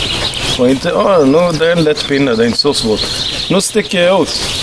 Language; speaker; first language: Swedish; non-native, fluent; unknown